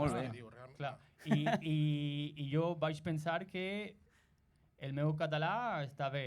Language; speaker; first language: Catalan; non-native, learner; Spanish